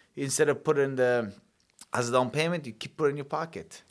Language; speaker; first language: English; early bilingual, other home language; Italian